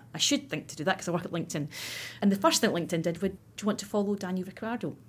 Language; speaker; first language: English; native; English